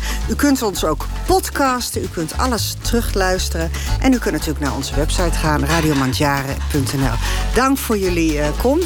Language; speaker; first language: Dutch; native; Dutch